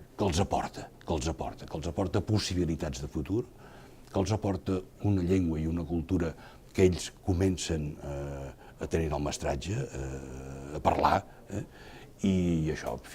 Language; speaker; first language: Catalan; native; Catalan